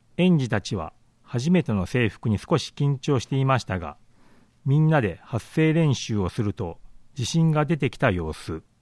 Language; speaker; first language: Japanese; native; Japanese